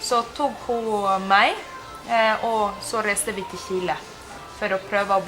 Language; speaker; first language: Norwegian; non-native, fluent; Spanish